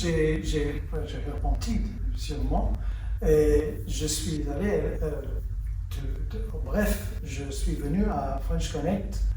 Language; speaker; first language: French; early bilingual, heritage; French